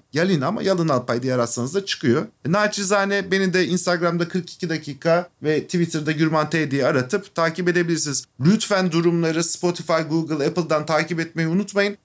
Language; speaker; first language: Turkish; native; Turkish